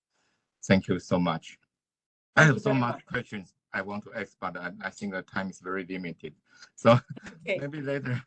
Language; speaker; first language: English; non-native, fluent; Chinese